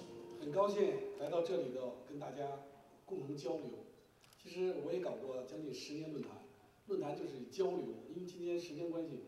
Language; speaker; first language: Chinese; native; Chinese